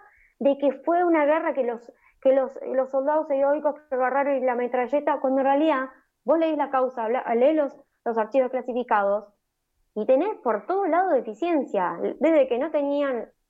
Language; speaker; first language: Spanish; native; Spanish